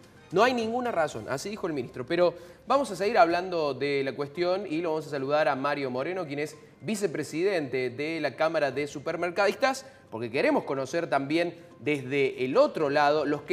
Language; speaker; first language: Spanish; native; Spanish